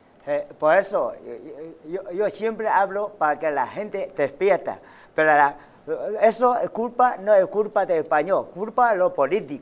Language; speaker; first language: Spanish; non-native, learner; Chinese